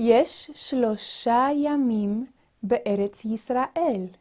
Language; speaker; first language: Hebrew; non-native, fluent; English